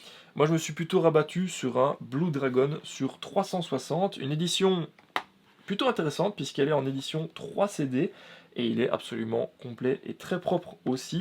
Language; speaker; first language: French; native; French